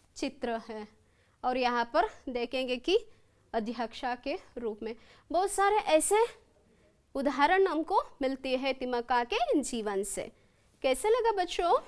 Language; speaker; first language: Hindi; non-native, local second language; Kannada